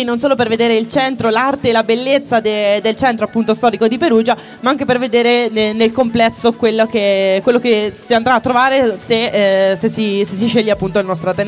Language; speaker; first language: Italian; native; Italian